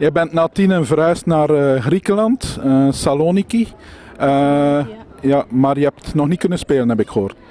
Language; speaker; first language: Dutch; native; Dutch